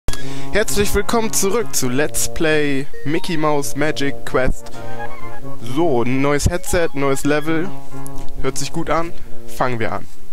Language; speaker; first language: German; native; German